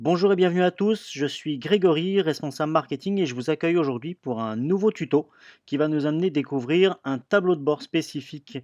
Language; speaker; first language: French; native; French